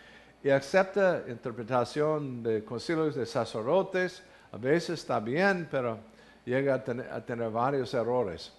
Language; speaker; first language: Spanish; non-native, fluent; English